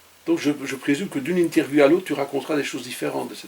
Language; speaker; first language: French; native; French